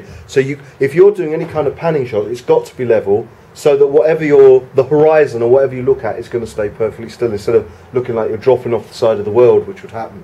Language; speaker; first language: English; native; English